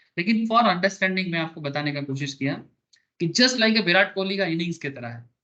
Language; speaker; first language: Hindi; non-native, local second language; Bangla